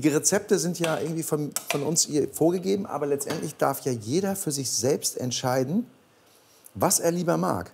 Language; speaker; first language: German; native; German